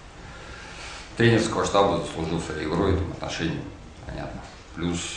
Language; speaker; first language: Russian; native; Russian